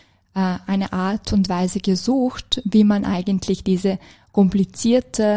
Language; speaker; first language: German; non-native, fluent; Serbian